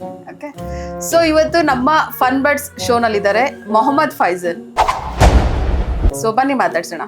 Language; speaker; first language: Kannada; native; Kannada